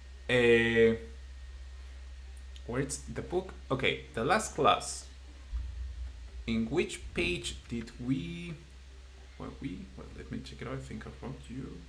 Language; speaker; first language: English; non-native, fluent; Spanish